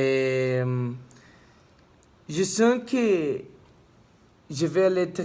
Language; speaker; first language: French; non-native, learner; Spanish